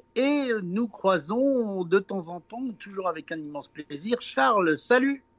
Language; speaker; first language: French; native; French